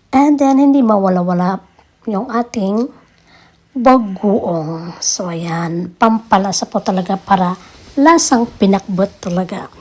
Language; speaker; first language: Filipino; non-native, local second language; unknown